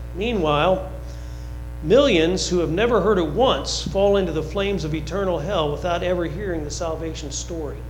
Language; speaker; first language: English; native; English